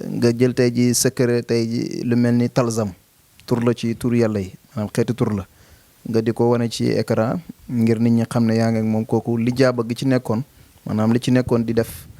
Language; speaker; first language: Wolof; native; Wolof